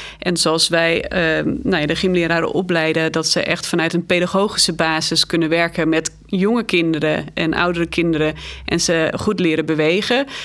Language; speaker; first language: Dutch; native; Dutch